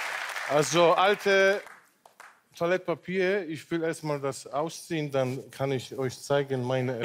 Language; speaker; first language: German; non-native, local second language; Polish